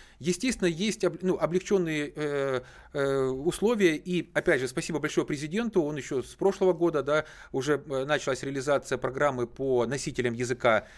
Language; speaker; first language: Russian; native; Russian